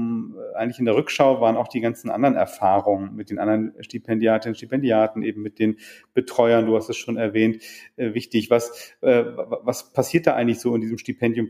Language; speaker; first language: German; native; German